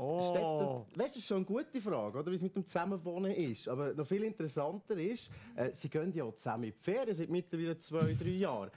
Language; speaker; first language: German; native; German